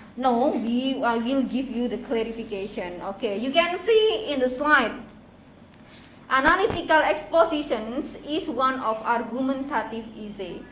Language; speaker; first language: English; non-native, fluent; Indonesian